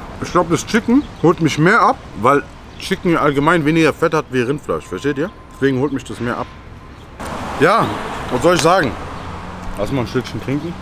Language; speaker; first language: German; non-native, local second language; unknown